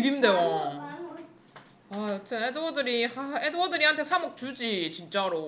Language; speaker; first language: Korean; native; Korean